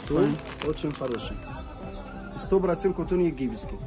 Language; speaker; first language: Russian; non-native, learner; Arabic